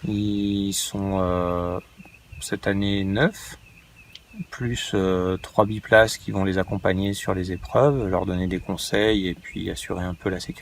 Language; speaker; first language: French; native; French